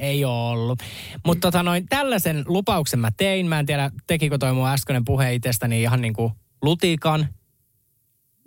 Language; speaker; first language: Finnish; native; Finnish